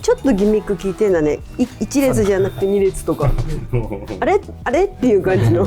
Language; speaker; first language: Japanese; native; Japanese